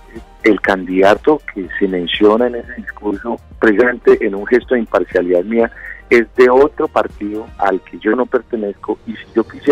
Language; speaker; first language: Spanish; native; Spanish